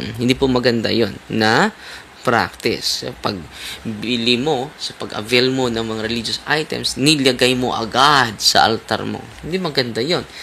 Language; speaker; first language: Filipino; non-native, local second language; Cebuano